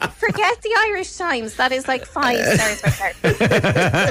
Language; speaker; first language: English; native; English